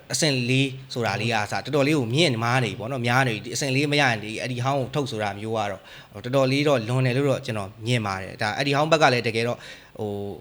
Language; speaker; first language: Burmese; native; Burmese